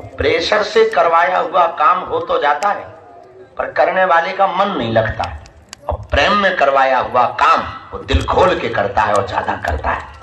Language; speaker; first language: Hindi; native; Hindi